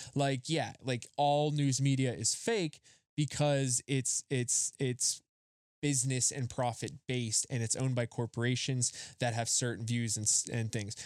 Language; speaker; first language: English; native; English